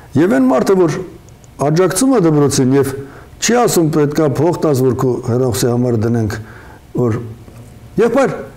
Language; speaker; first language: Armenian; native; Armenian